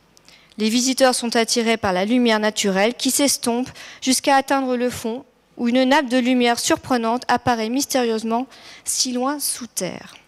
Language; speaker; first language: French; native; French